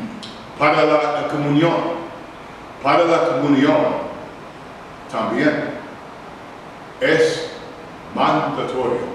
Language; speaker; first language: Spanish; non-native, learner; English